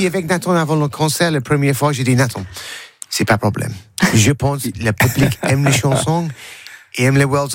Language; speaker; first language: French; non-native, learner; English